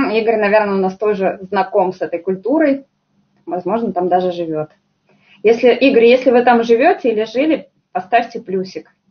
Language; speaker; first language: Russian; native; Russian